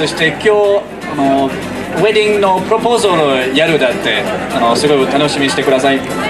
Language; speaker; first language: Japanese; non-native, learner; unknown